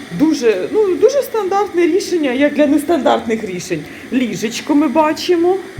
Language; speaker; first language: Ukrainian; native; Ukrainian